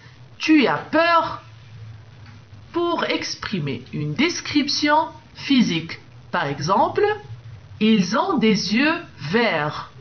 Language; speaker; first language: French; non-native, local second language; Arabic